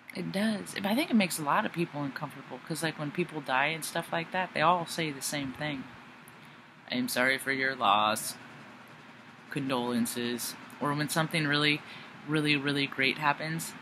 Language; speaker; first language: English; native; English